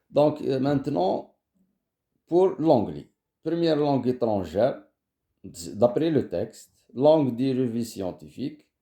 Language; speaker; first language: French; non-native, local second language; Arabic